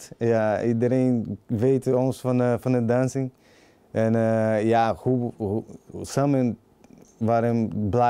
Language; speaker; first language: Dutch; non-native, learner; Portuguese